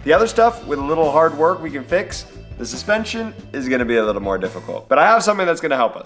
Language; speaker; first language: English; native; English